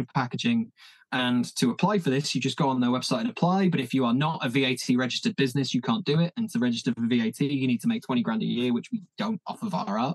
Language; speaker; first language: English; native; English